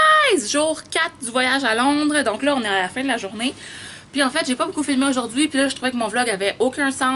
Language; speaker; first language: French; native; French